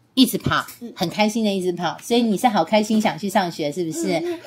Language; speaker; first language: Chinese; native; Chinese